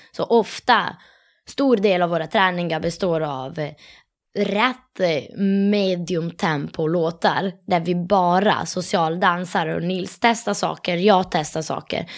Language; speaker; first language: Swedish; non-native, fluent; Italian